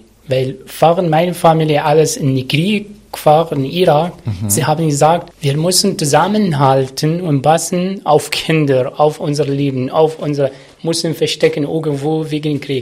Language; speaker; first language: German; non-native, learner; Arabic